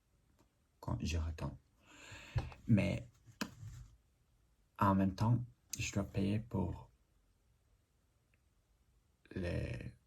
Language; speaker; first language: French; non-native, learner; English